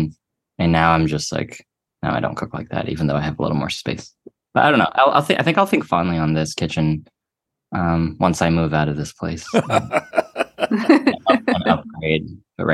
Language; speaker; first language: English; native; English